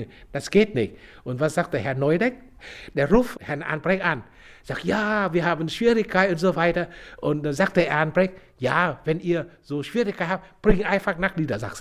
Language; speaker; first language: German; non-native, fluent; Vietnamese